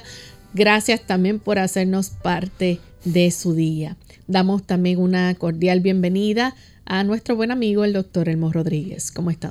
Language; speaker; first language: Spanish; native; Spanish